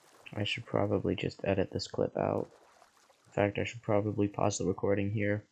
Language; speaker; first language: English; native; English